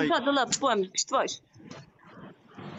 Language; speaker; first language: Chinese; non-native, local second language; Uyghur